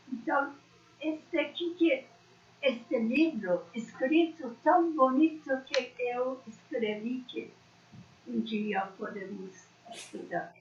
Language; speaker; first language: Portuguese; non-native, learner; Persian